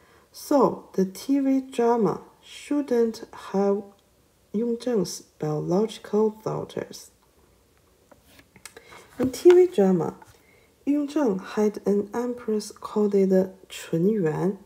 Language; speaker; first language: English; non-native, learner; Chinese